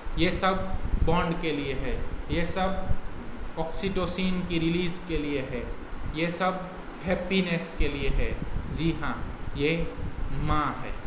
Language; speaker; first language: Hindi; non-native, local second language; Gujarati